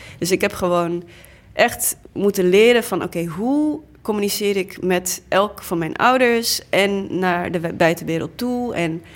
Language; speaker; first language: Dutch; early bilingual, other home language; English